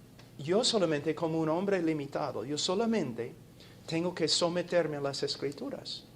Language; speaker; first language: Spanish; non-native, fluent; English